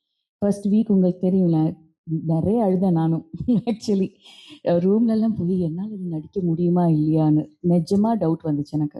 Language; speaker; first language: Tamil; non-native, local second language; Malayalam